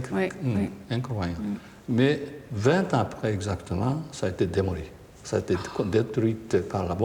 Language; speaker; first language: French; non-native, fluent; Japanese